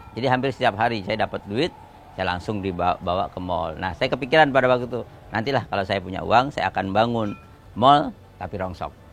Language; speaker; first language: Indonesian; native; Indonesian